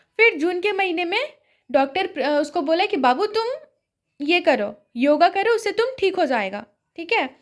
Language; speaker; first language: Hindi; native; Hindi